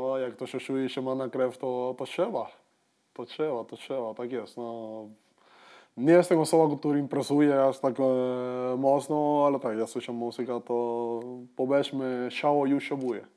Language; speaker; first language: Polish; non-native, fluent; Spanish